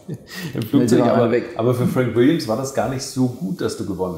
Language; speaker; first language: German; native; German